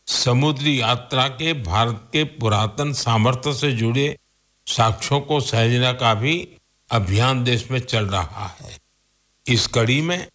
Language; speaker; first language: Hindi; non-native, local second language; Gujarati